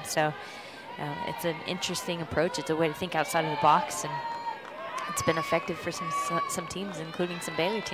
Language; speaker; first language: English; native; English